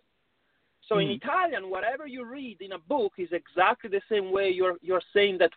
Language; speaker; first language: English; non-native, fluent; Italian